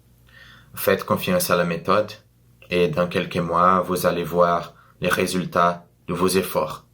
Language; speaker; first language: French; non-native, learner; Portuguese